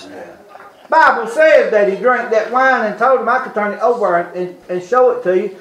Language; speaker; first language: English; native; English